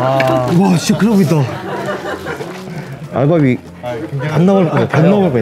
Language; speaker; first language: Korean; native; Korean